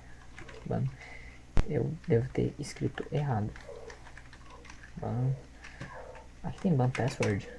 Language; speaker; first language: Portuguese; native; Portuguese